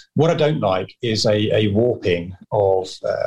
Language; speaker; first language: English; native; English